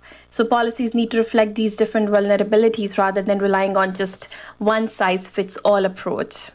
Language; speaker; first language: English; non-native, fluent; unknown